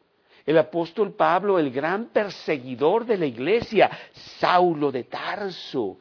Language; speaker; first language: Spanish; native; Spanish